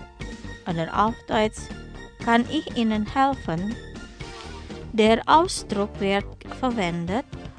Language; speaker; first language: German; non-native, fluent; Indonesian